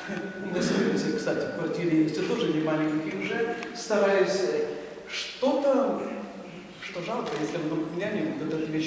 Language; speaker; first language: Russian; native; Russian